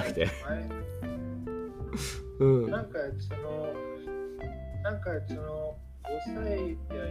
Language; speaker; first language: Japanese; non-native, learner; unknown